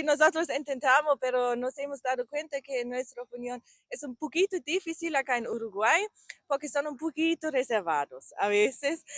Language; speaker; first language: Spanish; non-native, learner; German